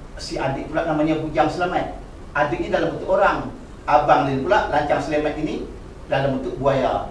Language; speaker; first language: Malay; native; Malay